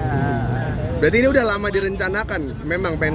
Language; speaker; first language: Indonesian; native; Indonesian